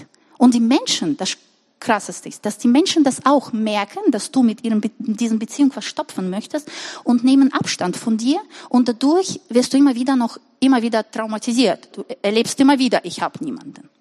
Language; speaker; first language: German; non-native, fluent; Russian